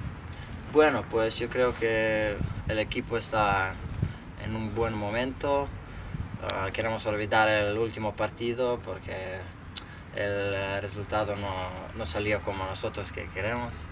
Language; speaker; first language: Spanish; non-native, learner; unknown